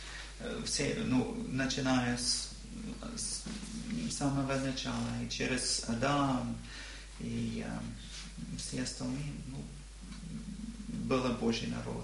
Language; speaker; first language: Russian; non-native, learner; English